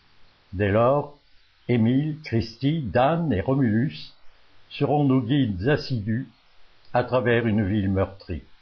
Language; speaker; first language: French; native; French